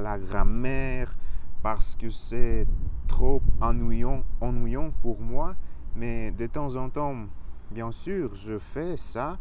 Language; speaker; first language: French; non-native, learner; Russian